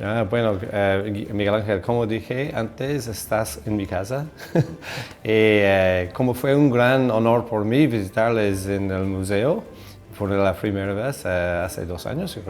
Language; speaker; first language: Spanish; non-native, fluent; English